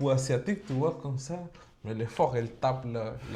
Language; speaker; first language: French; non-native, fluent; Spanish